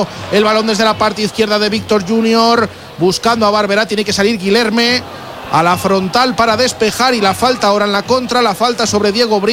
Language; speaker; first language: Spanish; native; Spanish